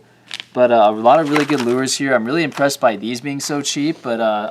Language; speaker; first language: English; native; English